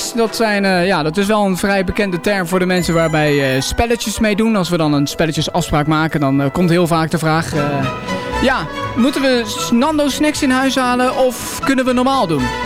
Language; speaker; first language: Dutch; native; Dutch